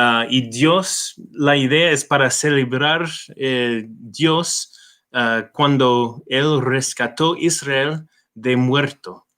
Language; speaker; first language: Spanish; non-native, fluent; English